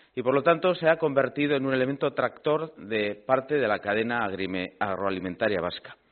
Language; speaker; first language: Spanish; native; Spanish